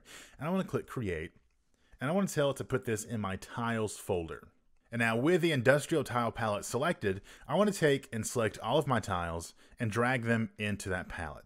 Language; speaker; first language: English; native; English